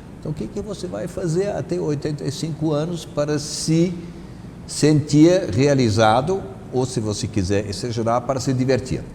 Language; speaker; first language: Portuguese; non-native, fluent; German